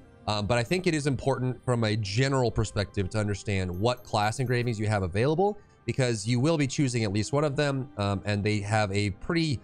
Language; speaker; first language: English; native; English